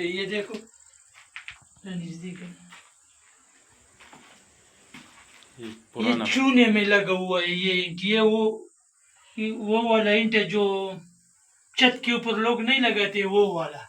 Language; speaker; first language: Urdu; non-native, local second language; Pashto